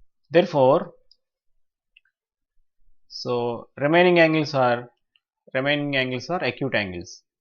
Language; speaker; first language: English; non-native, local second language; Telugu